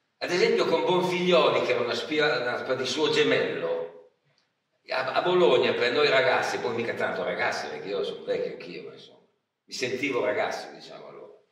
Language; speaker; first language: Italian; native; Italian